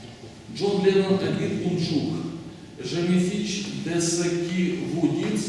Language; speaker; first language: French; non-native, learner; Russian